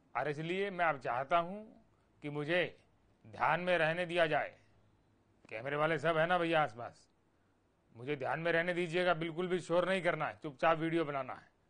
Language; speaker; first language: Hindi; native; Hindi